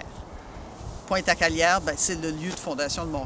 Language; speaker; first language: French; native; French